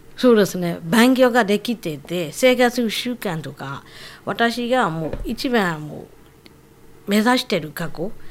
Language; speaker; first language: Japanese; non-native, fluent; Burmese